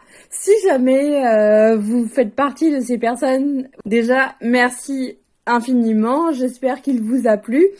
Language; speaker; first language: French; native; French